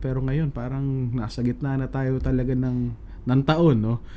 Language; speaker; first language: Filipino; native; Filipino